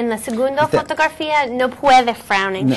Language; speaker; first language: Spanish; non-native, learner; English